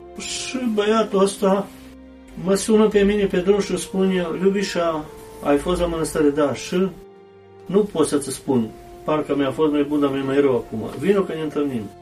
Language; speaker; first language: Romanian; early bilingual, heritage; Romanian